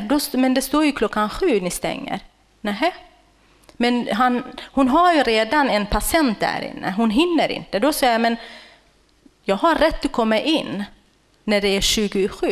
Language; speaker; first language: Swedish; non-native, fluent; Kurdish